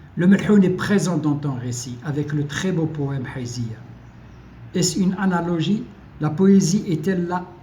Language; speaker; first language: French; non-native, local second language; Arabic